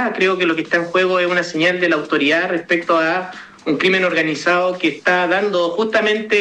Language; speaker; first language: Spanish; native; Spanish